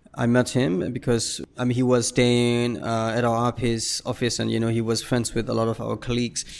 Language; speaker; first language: English; non-native, fluent; Burmese